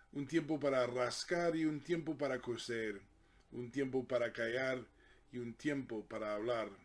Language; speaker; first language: Spanish; non-native, fluent; English